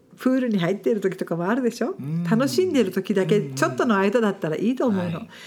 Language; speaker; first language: Japanese; non-native, fluent; English